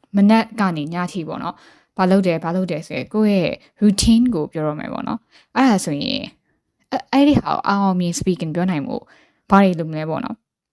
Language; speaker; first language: Burmese; native; Burmese